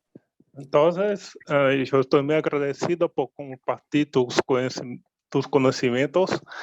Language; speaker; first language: Spanish; non-native, learner; Portuguese